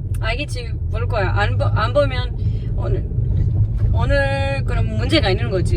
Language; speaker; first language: Korean; non-native, learner; Greek